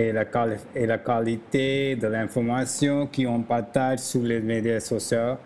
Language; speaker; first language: French; non-native, learner; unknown